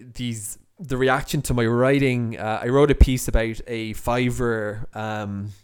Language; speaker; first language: English; native; English